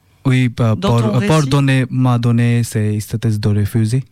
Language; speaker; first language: French; non-native, learner; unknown